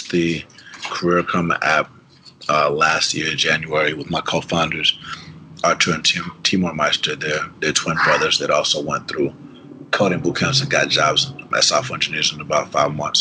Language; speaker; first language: English; early bilingual, other home language; Spanish